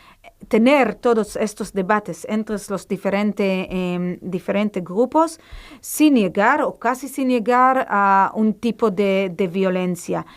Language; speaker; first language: Spanish; non-native, fluent; Hebrew